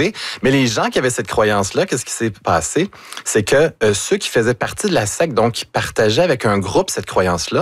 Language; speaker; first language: French; native; French